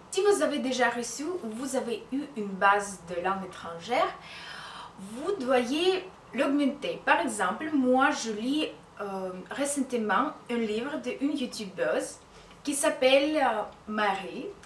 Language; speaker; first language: French; non-native, fluent; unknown